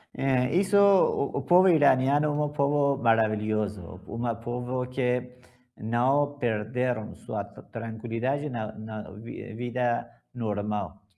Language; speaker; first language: Portuguese; non-native, learner; Persian